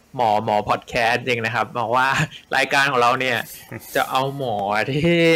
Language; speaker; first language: Thai; native; Thai